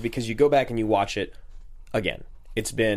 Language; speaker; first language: English; native; English